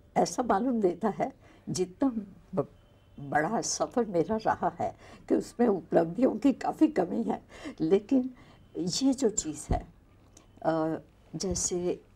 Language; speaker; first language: Urdu; non-native, local second language; Punjabi